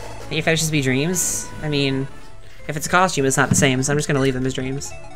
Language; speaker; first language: English; native; English